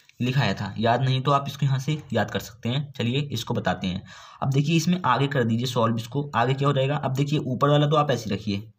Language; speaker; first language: Hindi; native; Hindi